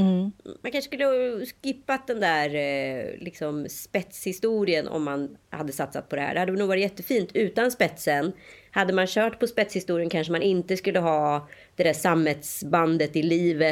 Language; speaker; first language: Swedish; native; Swedish